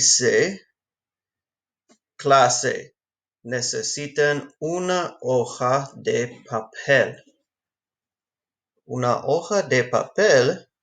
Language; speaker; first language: Spanish; non-native, fluent; English